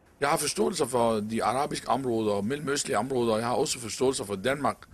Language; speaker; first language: Danish; non-native, local second language; Arabic